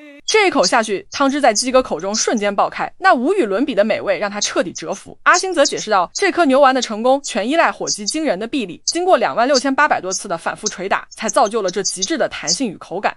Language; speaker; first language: Chinese; native; Chinese